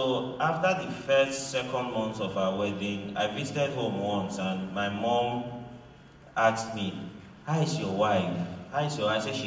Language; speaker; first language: English; non-native, local second language; Esan